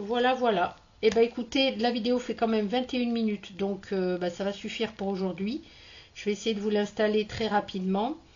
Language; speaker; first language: French; native; French